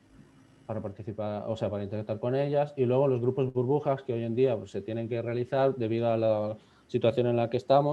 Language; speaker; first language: Spanish; native; Spanish